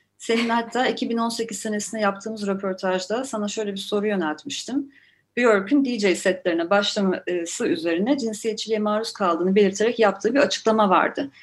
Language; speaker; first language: Turkish; native; Turkish